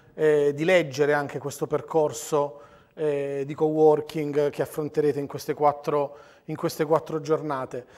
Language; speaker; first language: Italian; native; Italian